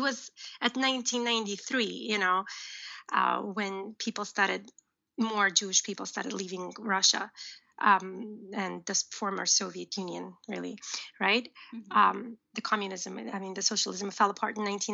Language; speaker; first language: English; early bilingual, other home language; Uzbek